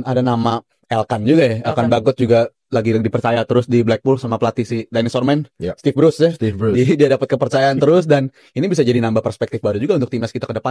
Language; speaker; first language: Indonesian; native; Indonesian